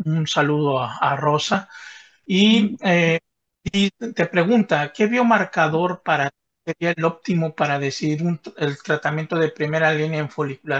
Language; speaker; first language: Spanish; native; Spanish